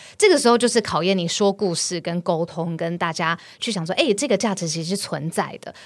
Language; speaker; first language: Chinese; native; Chinese